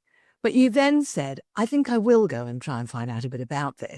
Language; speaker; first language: English; native; English